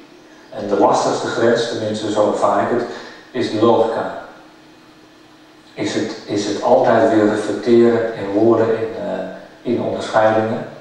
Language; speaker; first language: Dutch; native; Dutch